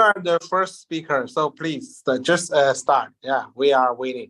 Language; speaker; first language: English; non-native, learner; Chinese